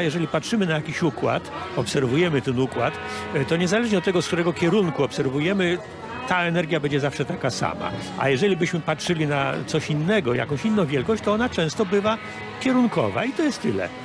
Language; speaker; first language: Polish; native; Polish